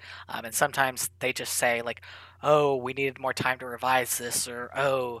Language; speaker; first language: English; native; English